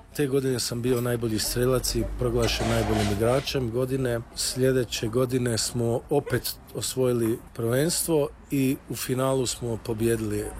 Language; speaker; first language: Croatian; early bilingual, heritage; Croatian